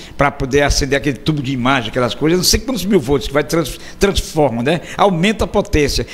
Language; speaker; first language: Portuguese; native; Portuguese